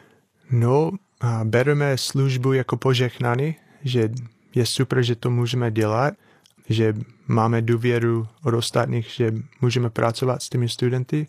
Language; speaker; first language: Czech; non-native, fluent; English